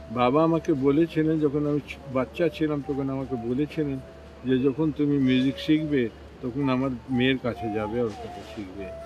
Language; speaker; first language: Bangla; non-native, fluent; Hindi